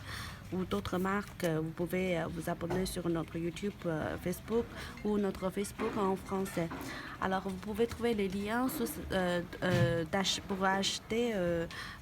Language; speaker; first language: French; non-native, learner; Chinese